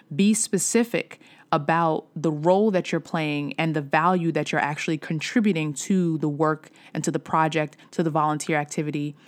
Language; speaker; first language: English; native; English